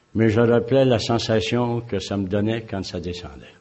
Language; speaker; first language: French; native; French